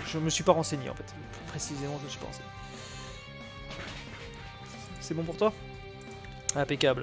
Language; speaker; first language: French; native; French